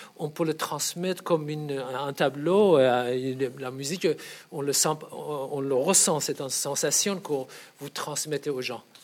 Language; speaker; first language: French; non-native, fluent; Persian